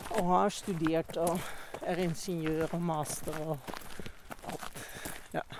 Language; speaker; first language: Norwegian; non-native, fluent; Dutch